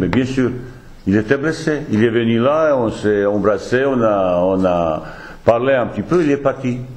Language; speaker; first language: French; non-native, fluent; Bosnian